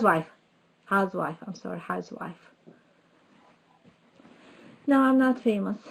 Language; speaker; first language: English; non-native, learner; Turkish